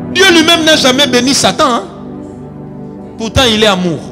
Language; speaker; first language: French; non-native, local second language; Lingala